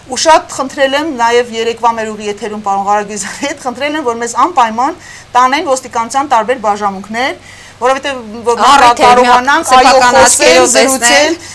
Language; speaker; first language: Armenian; native; Armenian